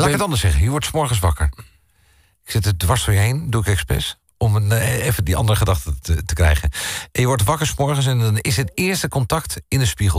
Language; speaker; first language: Dutch; native; Dutch